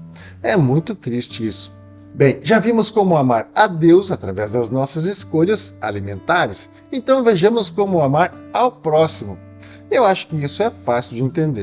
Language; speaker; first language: Portuguese; native; Portuguese